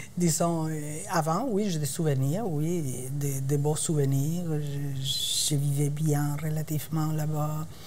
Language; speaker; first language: French; non-native, fluent; Spanish